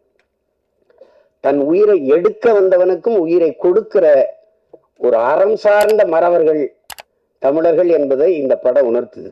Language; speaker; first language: Tamil; native; Tamil